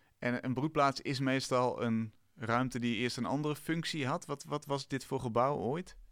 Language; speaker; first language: Dutch; native; Dutch